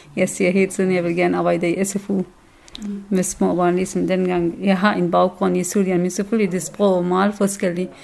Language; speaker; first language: Danish; non-native, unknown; Kurdish